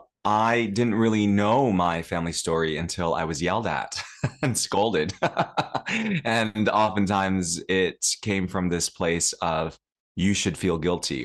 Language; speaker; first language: English; early bilingual, other home language; Cantonese